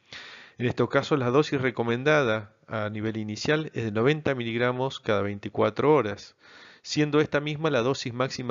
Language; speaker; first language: Spanish; native; Spanish